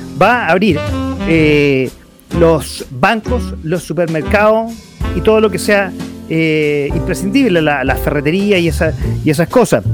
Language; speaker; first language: Spanish; native; Spanish